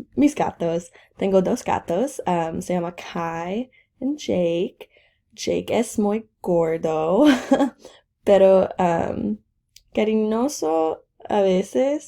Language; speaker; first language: Spanish; non-native, learner; English